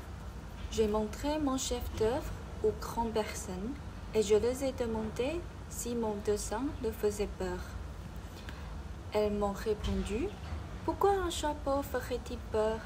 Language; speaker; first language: French; non-native, learner; Chinese